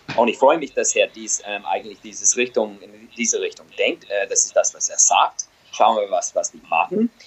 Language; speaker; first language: German; non-native, fluent; English